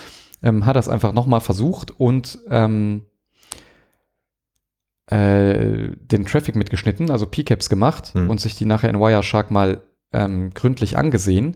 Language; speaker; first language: German; native; German